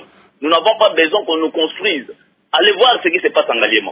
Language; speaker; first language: French; non-native, local second language; Lingala